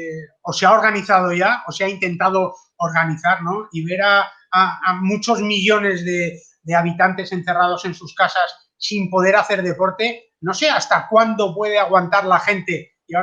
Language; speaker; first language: Spanish; native; Spanish